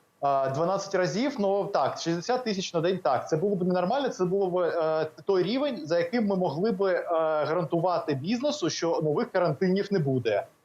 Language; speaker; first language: Ukrainian; native; Ukrainian